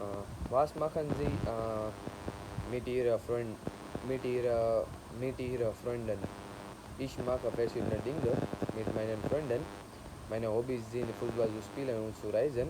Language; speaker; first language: German; non-native, learner; Gujarati